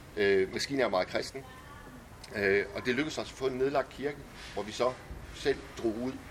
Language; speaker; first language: Danish; native; Danish